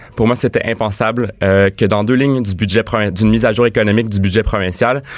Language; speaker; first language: French; native; French